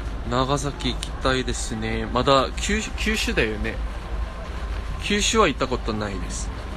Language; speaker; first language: Japanese; non-native, fluent; Korean